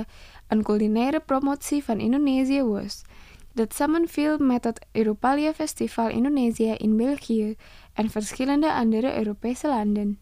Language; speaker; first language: Dutch; non-native, fluent; Indonesian